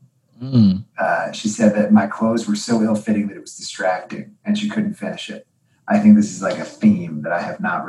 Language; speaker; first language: English; native; English